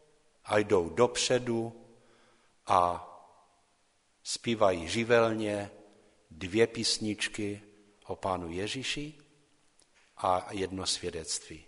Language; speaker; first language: Czech; non-native, local second language; Polish